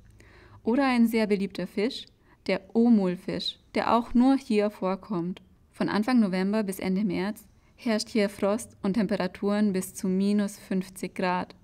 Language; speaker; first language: German; native; German